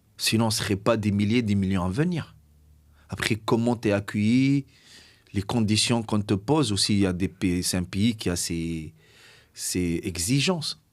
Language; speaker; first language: French; non-native, local second language; Arabic